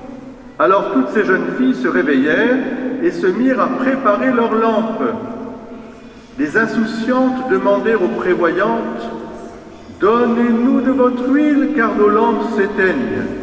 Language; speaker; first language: French; native; French